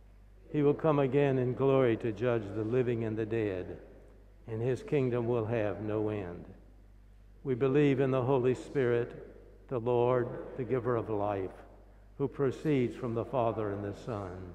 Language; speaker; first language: English; native; English